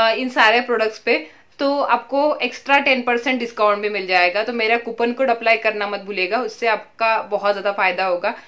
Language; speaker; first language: Hindi; native; Hindi